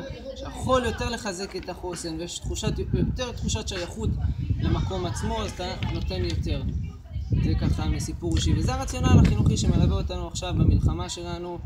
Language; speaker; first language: Hebrew; native; Hebrew